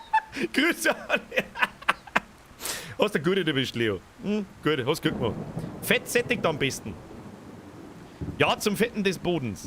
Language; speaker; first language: German; native; German